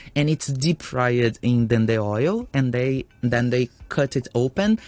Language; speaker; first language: English; non-native, fluent; Portuguese